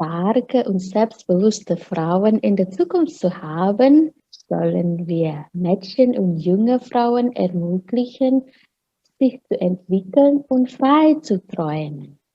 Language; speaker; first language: German; non-native, fluent; Indonesian